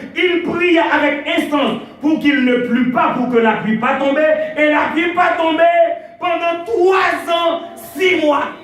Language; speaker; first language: French; non-native, local second language; Haitian Creole